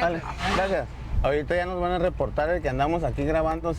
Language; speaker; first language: Spanish; native; Spanish